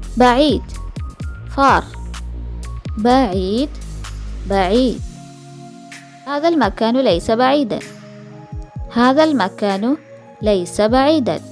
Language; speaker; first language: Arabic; non-native, fluent; Malayalam